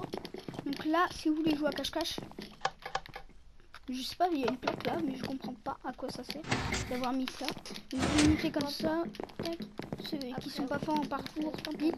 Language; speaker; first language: French; native; French